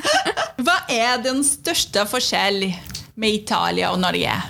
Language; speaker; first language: Norwegian; non-native, fluent; Portuguese